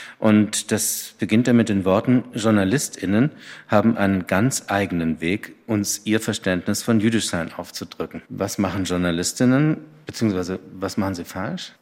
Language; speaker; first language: German; native; German